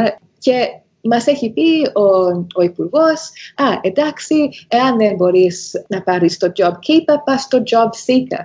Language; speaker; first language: Greek; early bilingual, heritage; Greek